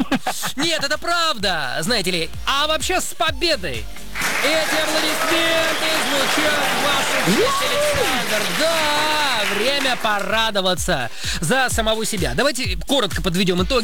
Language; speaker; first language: Russian; native; Russian